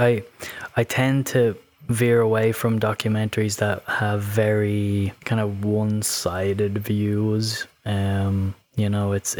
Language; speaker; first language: English; native; English